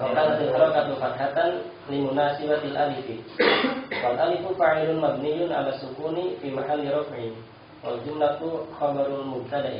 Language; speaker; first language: Arabic; non-native, learner; Indonesian